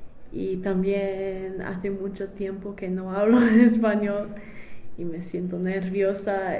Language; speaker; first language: Spanish; non-native, fluent; English